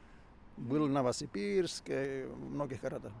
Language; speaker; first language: Russian; non-native, fluent; Finnish